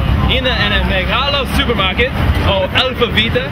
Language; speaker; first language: Greek; non-native, learner; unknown